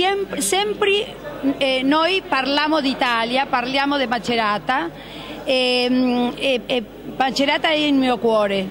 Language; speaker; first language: Italian; non-native, local second language; Spanish